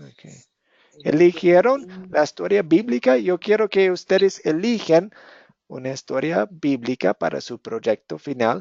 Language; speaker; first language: Spanish; non-native, fluent; English